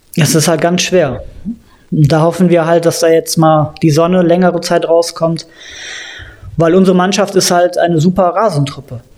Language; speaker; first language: German; native; German